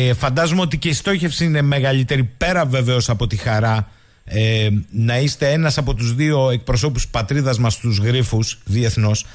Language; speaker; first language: Greek; native; Greek